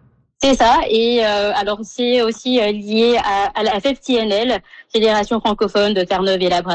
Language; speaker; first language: French; non-native, local second language; Morisyen